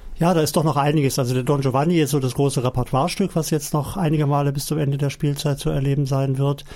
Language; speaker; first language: German; native; German